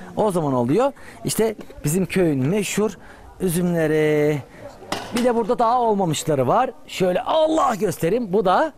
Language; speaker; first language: Turkish; native; Turkish